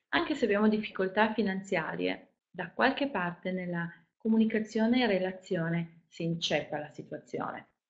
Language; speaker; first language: Italian; non-native, fluent; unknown